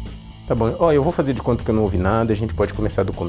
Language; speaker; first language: Portuguese; native; Portuguese